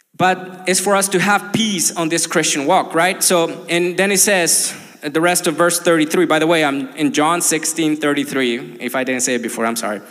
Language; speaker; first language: English; non-native, fluent; Spanish